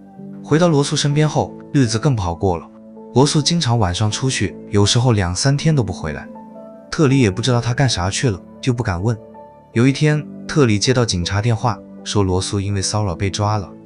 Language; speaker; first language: Chinese; native; Chinese